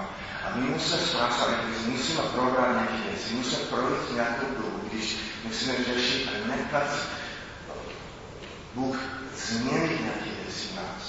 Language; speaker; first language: Czech; non-native, fluent; English